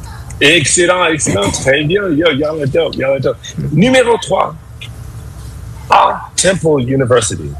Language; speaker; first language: French; non-native, fluent; English